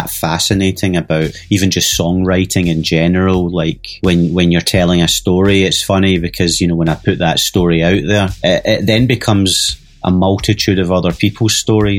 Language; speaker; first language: English; native; English